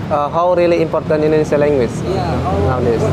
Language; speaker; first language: English; non-native, fluent; Indonesian